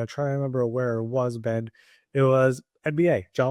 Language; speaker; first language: English; native; English